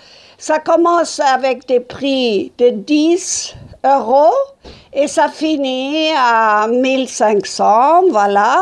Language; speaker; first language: French; non-native, fluent; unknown